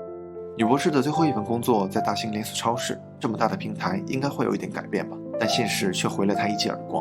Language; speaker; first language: Chinese; native; Chinese